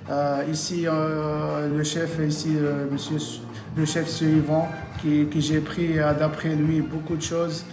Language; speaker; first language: French; non-native, local second language; Arabic